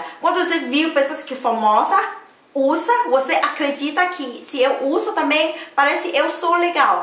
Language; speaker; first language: Portuguese; non-native, learner; Thai